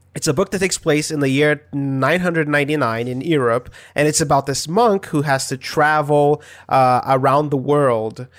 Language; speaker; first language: English; non-native, fluent; Portuguese